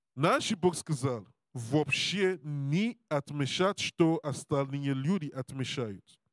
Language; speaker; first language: Russian; non-native, learner; English